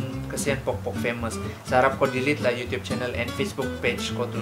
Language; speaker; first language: English; non-native, local second language; Malay